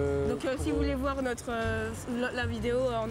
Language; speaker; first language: French; native; French